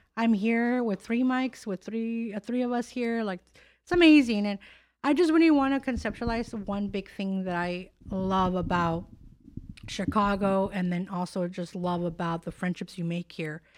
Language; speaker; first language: English; native; English